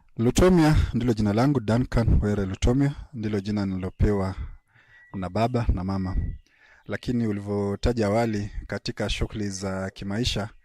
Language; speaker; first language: Swahili; non-native, local second language; Luyia